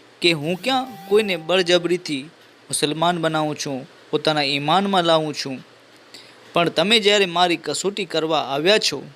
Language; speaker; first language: Gujarati; non-native, local second language; Sindhi